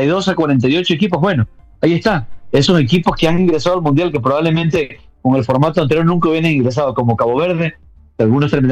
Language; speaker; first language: Spanish; native; Spanish